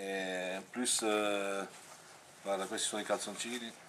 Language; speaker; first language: Italian; early bilingual, heritage; French